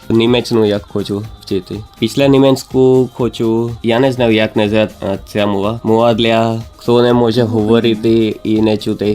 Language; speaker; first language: Ukrainian; non-native, learner; Gujarati